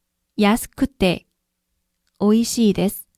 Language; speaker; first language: Japanese; non-native, fluent; Korean